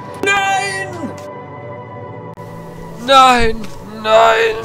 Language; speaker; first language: German; non-native, learner; English